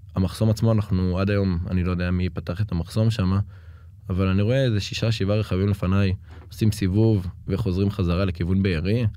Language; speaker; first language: Hebrew; native; Hebrew